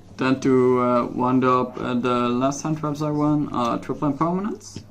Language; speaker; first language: English; non-native, fluent; Dutch